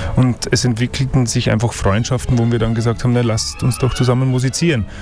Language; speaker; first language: German; native; German